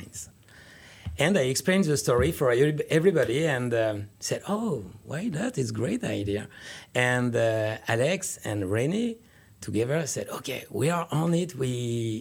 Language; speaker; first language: English; non-native, learner; French